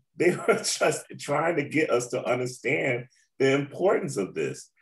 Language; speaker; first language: English; native; English